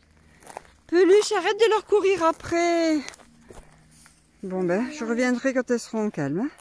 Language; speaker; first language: French; native; French